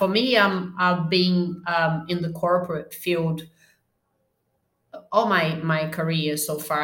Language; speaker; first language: English; non-native, fluent; Portuguese